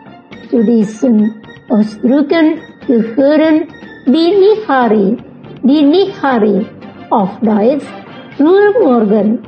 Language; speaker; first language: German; non-native, fluent; Indonesian